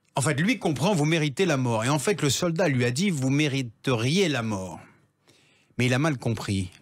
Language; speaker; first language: French; native; French